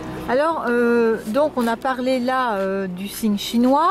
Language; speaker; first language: French; native; French